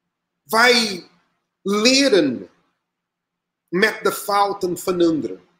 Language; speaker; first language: Dutch; non-native, learner; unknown